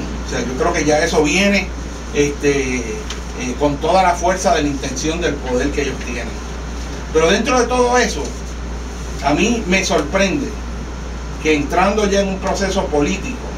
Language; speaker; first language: Spanish; native; Spanish